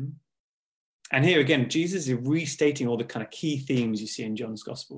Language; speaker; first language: English; native; English